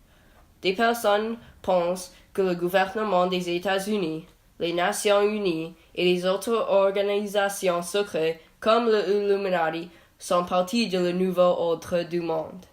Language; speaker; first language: French; non-native, learner; English